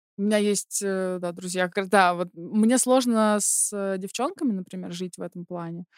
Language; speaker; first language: Russian; native; Russian